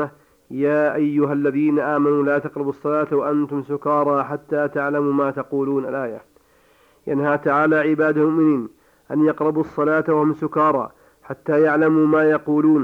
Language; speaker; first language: Arabic; native; Arabic